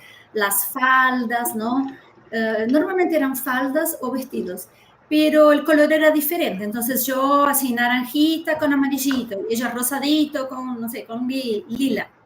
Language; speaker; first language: Spanish; early bilingual, heritage; Spanish